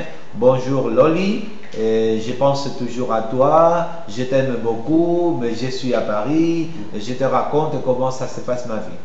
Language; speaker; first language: French; non-native, fluent; Spanish